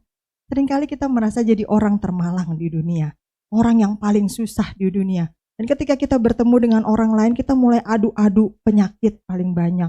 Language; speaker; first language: Indonesian; native; Indonesian